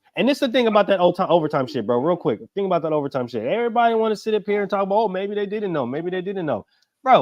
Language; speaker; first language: English; native; English